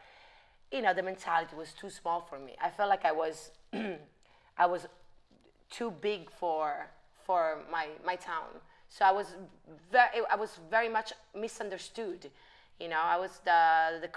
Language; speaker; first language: English; non-native, fluent; Italian